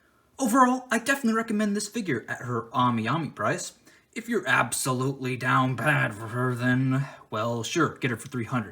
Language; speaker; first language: English; native; English